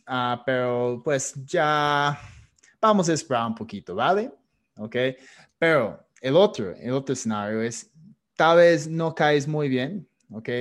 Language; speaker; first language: Spanish; non-native, fluent; English